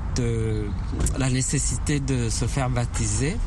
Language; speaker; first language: French; non-native, local second language; Kinyarwanda